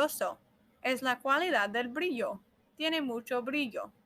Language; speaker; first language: Spanish; non-native, fluent; English